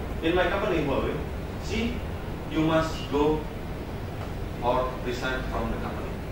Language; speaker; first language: English; non-native, learner; Indonesian